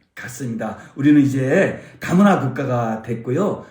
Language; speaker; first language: Korean; native; Korean